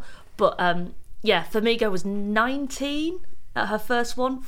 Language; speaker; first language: English; native; English